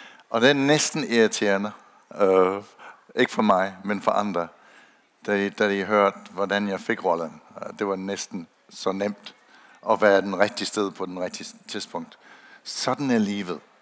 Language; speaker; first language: Danish; non-native, fluent; English